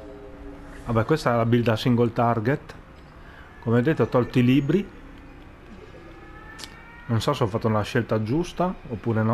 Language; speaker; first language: Italian; native; Italian